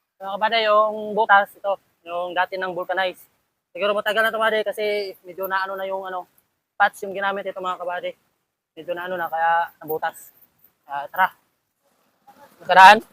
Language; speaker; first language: Filipino; non-native, local second language; Cebuano